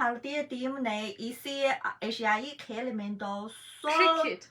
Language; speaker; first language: Hindi; non-native, fluent; Chinese